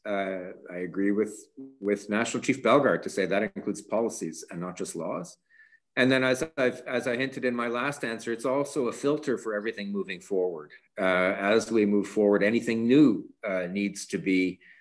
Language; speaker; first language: English; native; English